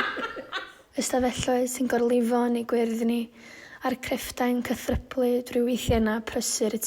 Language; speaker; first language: Welsh; native; Welsh